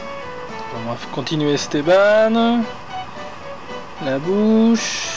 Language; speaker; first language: French; native; French